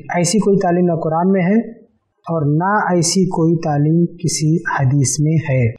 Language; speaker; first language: Hindi; native; Hindi